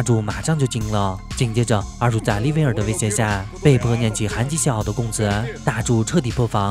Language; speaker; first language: Chinese; native; Chinese